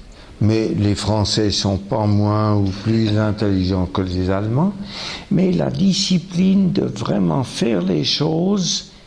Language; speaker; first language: French; non-native, local second language; German